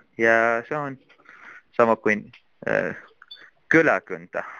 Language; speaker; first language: Finnish; non-native, learner; Arabic